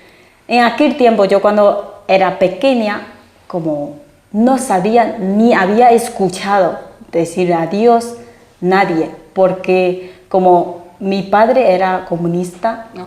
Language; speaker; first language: Spanish; non-native, fluent; Chinese